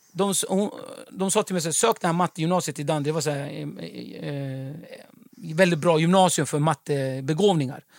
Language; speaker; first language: Swedish; early bilingual, other home language; Kurdish